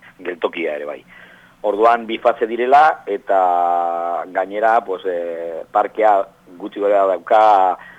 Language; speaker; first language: Basque; non-native, local second language; Spanish